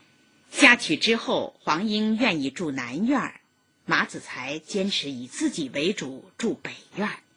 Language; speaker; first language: Chinese; native; Chinese